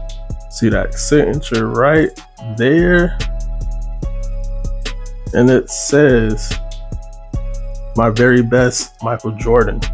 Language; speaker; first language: English; native; English